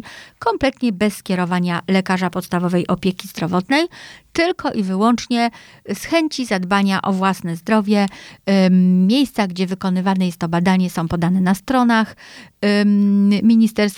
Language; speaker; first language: Polish; native; Polish